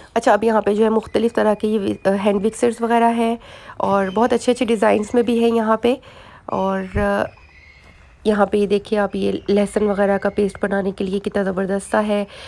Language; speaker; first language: Urdu; native; Urdu